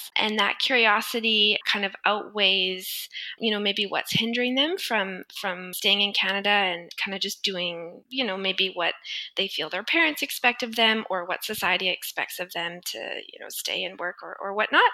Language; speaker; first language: English; native; English